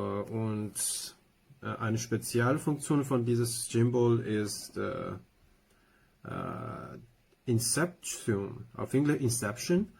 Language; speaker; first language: German; non-native, learner; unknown